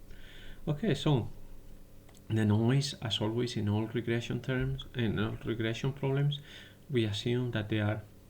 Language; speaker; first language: English; non-native, fluent; Spanish